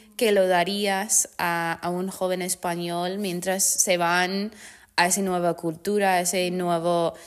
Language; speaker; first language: Spanish; non-native, fluent; English